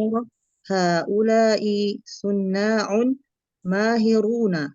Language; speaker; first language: Arabic; non-native, learner; Indonesian